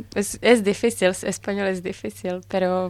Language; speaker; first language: Spanish; non-native, learner; Czech